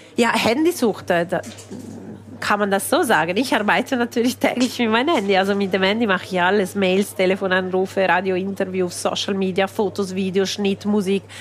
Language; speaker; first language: German; non-native, local second language; Italian